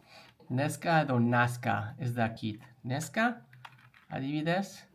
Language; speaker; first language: Basque; non-native, learner; English